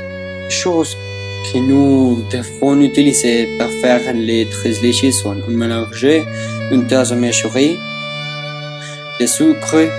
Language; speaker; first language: French; non-native, learner; Spanish